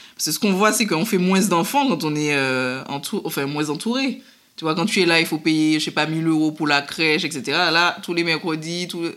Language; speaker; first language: French; native; French